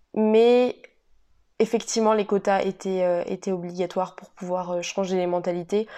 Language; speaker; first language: French; native; French